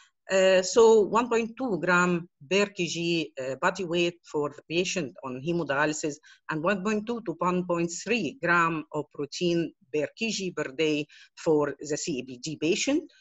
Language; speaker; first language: English; non-native, fluent; Arabic